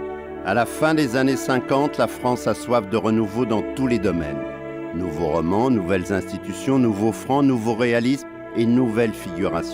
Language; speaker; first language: French; native; French